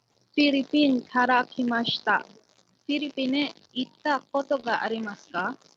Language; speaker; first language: Japanese; non-native, learner; Filipino